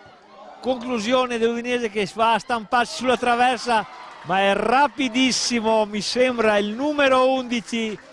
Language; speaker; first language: Italian; native; Italian